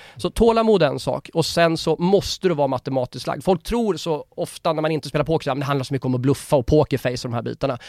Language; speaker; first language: Swedish; native; Swedish